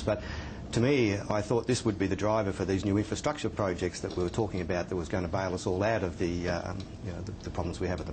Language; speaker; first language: English; native; English